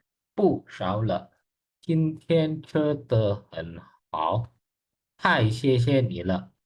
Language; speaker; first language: Chinese; non-native, learner; Indonesian